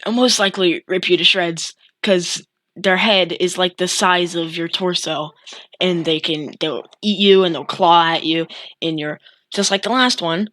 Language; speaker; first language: English; native; English